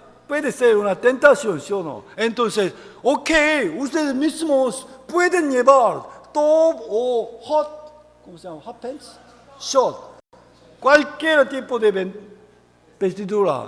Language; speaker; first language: Spanish; non-native, fluent; Korean